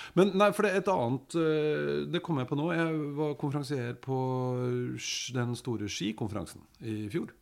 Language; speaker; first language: Norwegian; native; Norwegian